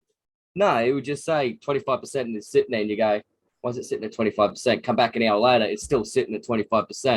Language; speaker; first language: English; native; English